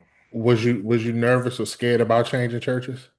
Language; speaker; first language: English; native; English